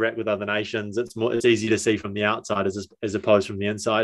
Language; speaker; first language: English; native; English